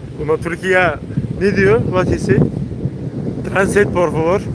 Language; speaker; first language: Spanish; non-native, learner; Turkish